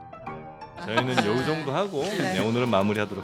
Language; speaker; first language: Korean; native; Korean